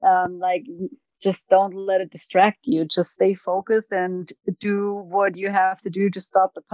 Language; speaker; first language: English; non-native, fluent; German